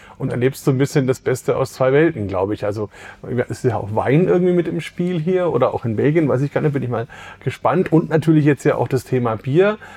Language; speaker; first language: German; native; German